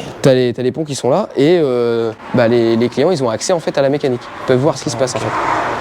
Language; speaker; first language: French; native; French